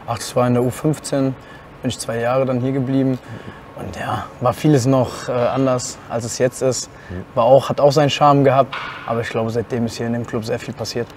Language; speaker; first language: German; native; German